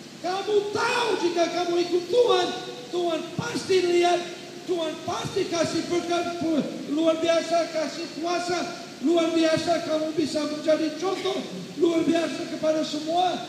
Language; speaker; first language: Indonesian; non-native, learner; English